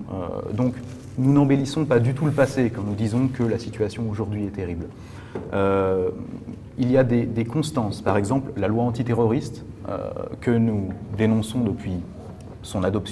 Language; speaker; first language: French; native; French